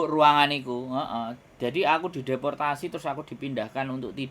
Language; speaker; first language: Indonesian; non-native, local second language; Javanese